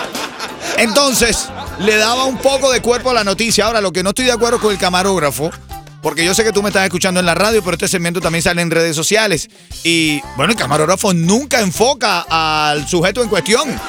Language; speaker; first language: Spanish; native; Spanish